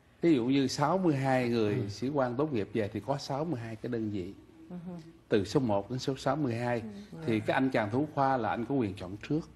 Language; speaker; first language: Vietnamese; native; Vietnamese